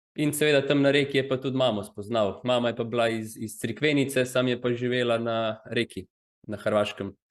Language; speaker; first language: Slovenian; early bilingual, other home language; Croatian